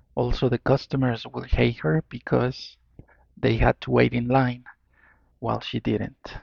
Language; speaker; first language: English; non-native, fluent; Spanish